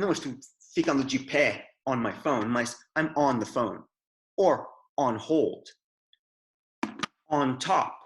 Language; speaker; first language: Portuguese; non-native, fluent; English